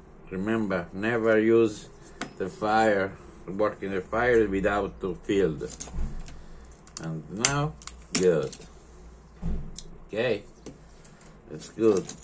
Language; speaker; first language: English; non-native, learner; Italian